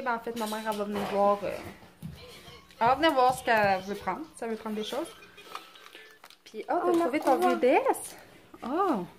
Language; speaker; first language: French; native; French